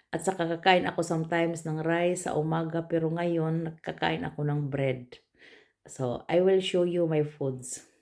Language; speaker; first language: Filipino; non-native, local second language; Cebuano